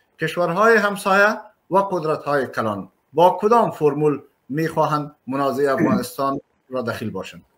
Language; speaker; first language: Persian; native; Persian